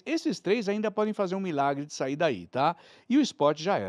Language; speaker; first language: Portuguese; native; Portuguese